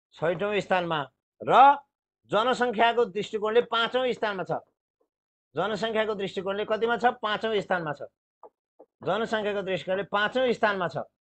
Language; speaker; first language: Nepali; native; Nepali